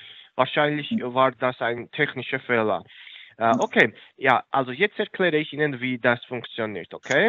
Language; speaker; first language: German; non-native, fluent; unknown